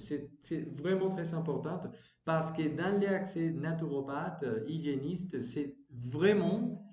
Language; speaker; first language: French; non-native, learner; Spanish